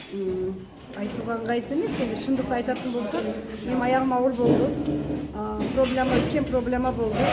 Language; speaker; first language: Kazakh; early bilingual, heritage; Kazakh